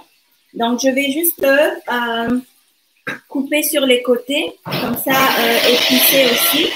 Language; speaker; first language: French; non-native, local second language; Lingala